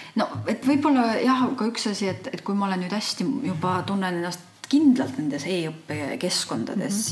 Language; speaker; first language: Estonian; native; Estonian